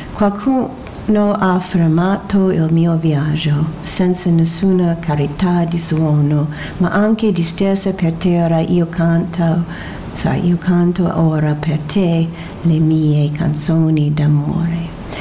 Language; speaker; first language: Italian; non-native, fluent; English